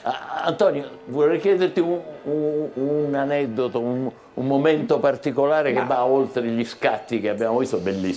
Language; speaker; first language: Italian; native; Italian